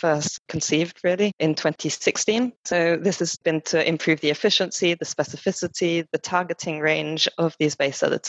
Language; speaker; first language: English; non-native, fluent; French